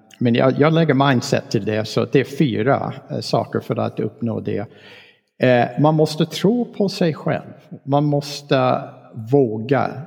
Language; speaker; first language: Swedish; non-native, fluent; English